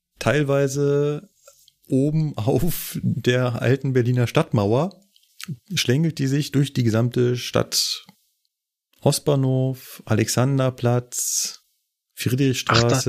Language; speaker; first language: German; native; German